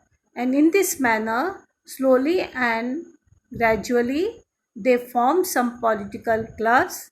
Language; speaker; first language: English; non-native, local second language; Hindi